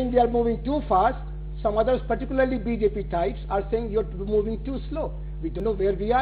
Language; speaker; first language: English; non-native, local second language; Hindi